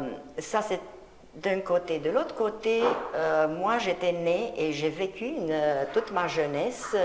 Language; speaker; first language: French; non-native, fluent; Romanian